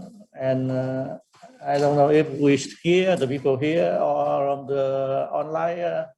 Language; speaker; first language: English; non-native, fluent; Vietnamese